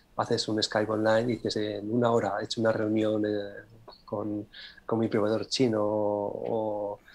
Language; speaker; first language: Spanish; native; Spanish